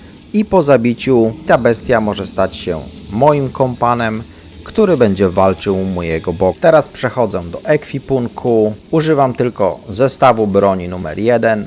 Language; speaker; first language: Polish; native; Polish